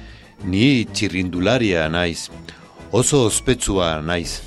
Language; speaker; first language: Basque; non-native, learner; Spanish